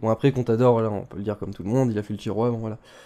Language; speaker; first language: French; native; French